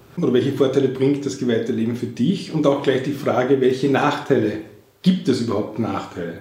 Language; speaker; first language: German; native; German